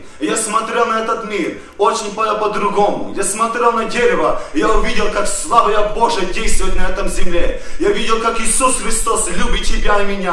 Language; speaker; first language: Russian; early bilingual, heritage; Russian